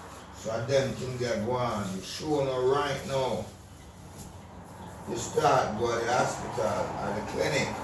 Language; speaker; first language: English; non-native, local second language; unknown